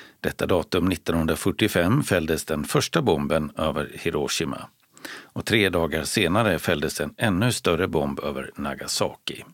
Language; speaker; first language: Swedish; native; Swedish